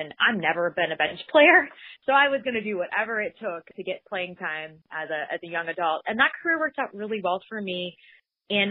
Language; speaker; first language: English; native; English